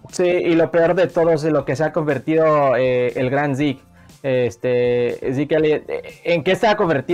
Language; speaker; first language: Spanish; native; Spanish